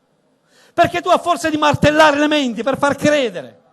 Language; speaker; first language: Italian; native; Italian